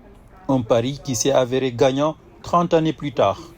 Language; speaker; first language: French; native; French